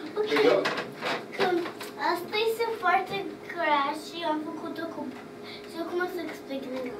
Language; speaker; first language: Romanian; early bilingual, heritage; English